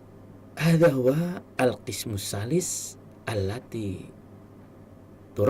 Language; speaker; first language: Arabic; non-native, fluent; Indonesian